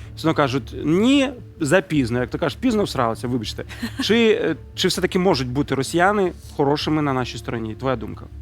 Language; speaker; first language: Ukrainian; non-native, local second language; Russian